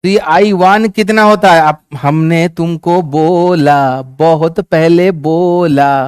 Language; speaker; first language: Hindi; non-native, local second language; Bangla